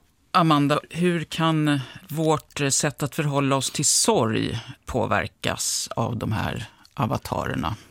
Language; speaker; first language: Swedish; native; Swedish